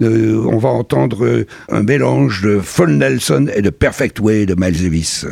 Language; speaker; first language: French; native; French